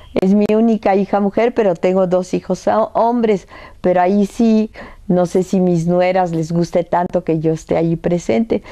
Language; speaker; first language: Spanish; early bilingual, other home language; French